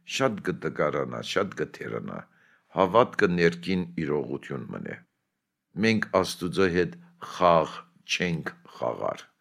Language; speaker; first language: Armenian; early bilingual, heritage; Armenian